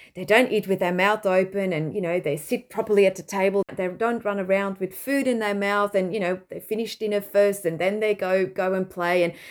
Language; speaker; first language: English; non-native, fluent; Dutch